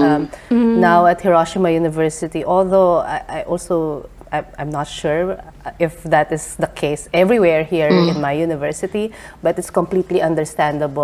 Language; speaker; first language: English; non-native, local second language; Filipino